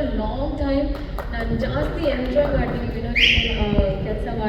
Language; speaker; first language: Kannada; non-native, learner; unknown